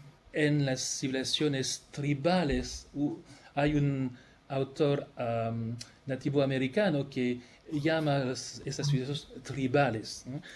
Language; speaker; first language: Spanish; non-native, fluent; French